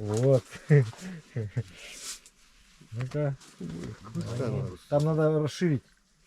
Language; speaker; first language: Russian; native; Russian